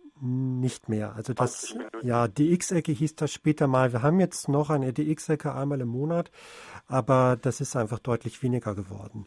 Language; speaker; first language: German; native; German